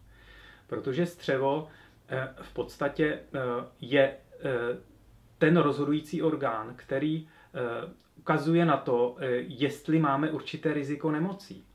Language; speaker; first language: Czech; native; Czech